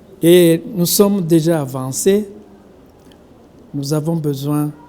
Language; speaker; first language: French; non-native, local second language; Rundi